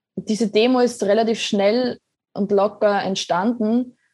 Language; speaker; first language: German; native; German